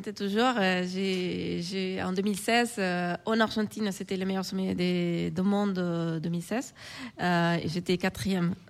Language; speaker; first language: French; non-native, fluent; Spanish